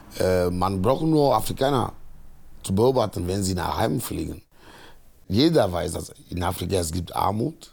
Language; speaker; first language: German; non-native, fluent; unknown